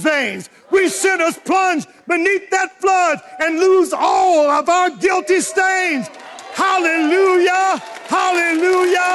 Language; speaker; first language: English; native; English